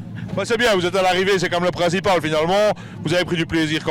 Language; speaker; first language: French; native; French